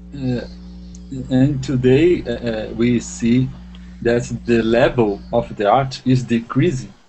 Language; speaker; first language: English; non-native, learner; Portuguese